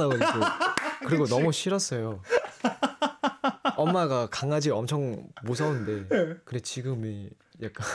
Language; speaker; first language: Korean; non-native, learner; Thai